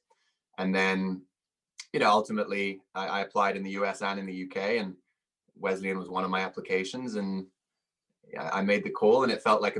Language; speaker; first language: English; native; English